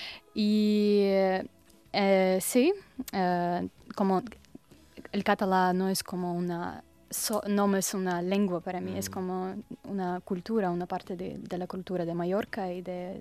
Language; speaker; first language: Catalan; non-native, learner; Russian